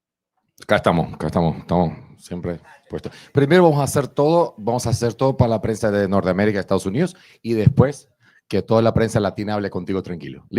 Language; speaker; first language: Spanish; native; Spanish